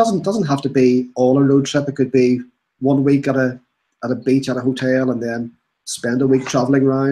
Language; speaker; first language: English; native; English